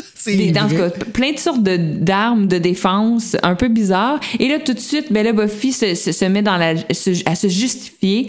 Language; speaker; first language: French; native; French